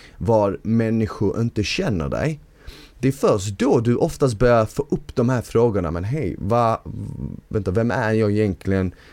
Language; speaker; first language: Swedish; early bilingual, other home language; Bosnian